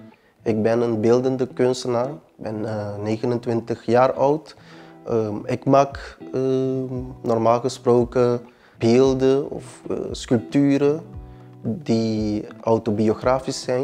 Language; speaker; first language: Dutch; early bilingual, other home language; Papiamento